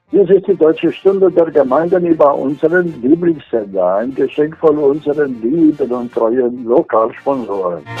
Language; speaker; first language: German; early bilingual, heritage; Portuguese